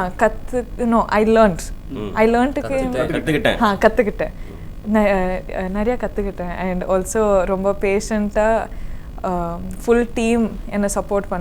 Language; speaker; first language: Tamil; non-native, learner; Kannada